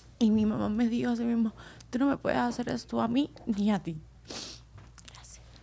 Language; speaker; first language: Spanish; native; Spanish